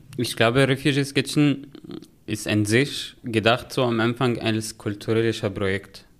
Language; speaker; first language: German; non-native, fluent; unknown